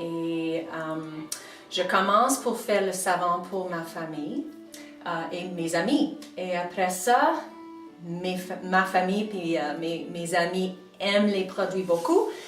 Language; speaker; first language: French; non-native, local second language; English